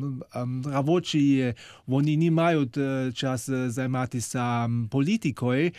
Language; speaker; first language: Ukrainian; non-native, fluent; German